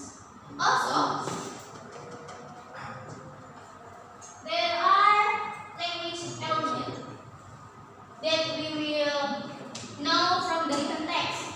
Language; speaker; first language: English; non-native, learner; Indonesian